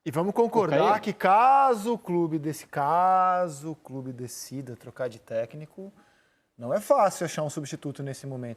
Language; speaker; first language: Portuguese; native; Portuguese